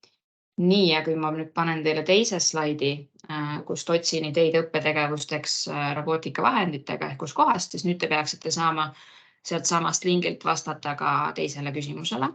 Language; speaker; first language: Estonian; native; Estonian